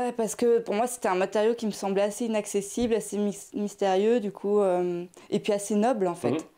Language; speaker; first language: French; native; French